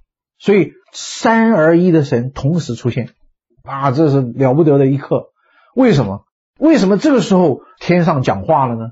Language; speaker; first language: Chinese; native; Chinese